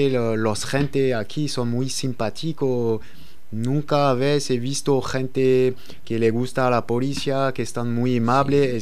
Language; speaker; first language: Spanish; non-native, learner; French